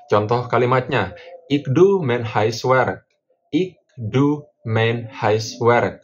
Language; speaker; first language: Dutch; non-native, fluent; Indonesian